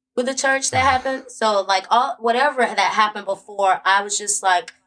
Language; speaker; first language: English; native; English